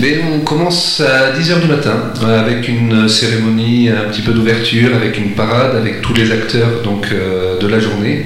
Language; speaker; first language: French; native; French